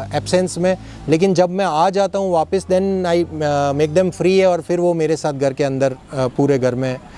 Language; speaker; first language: Hindi; native; Hindi